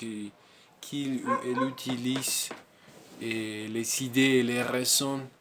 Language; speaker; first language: French; non-native, learner; Spanish